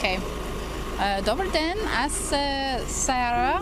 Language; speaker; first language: Bulgarian; non-native, learner; English